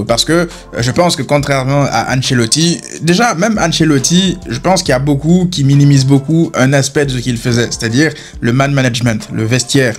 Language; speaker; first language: French; native; French